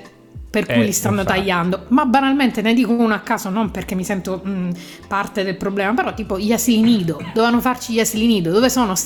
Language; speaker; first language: Italian; native; Italian